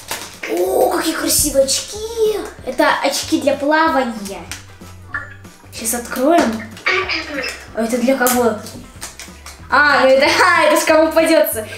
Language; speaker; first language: Russian; native; Russian